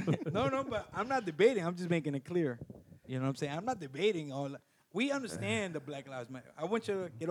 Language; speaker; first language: English; early bilingual, other home language; Spanish